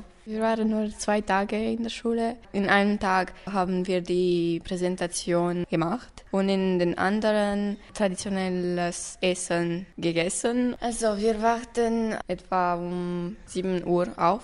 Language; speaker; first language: German; non-native, local second language; Romanian